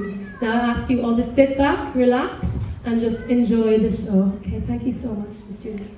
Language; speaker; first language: English; native; English